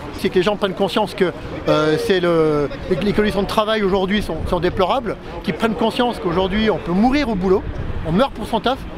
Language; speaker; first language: French; native; French